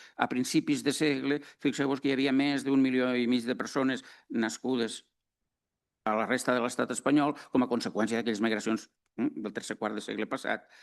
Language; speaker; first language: Catalan; native; Catalan